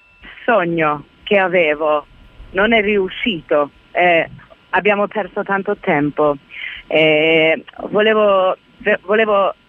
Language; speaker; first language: Italian; early bilingual, heritage; Italian